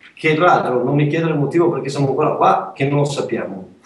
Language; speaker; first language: Italian; native; Italian